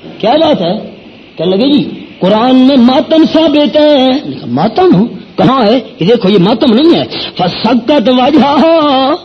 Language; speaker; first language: Urdu; non-native, local second language; Pashto